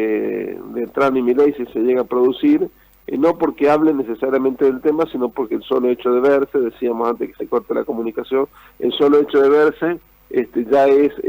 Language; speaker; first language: Spanish; native; Spanish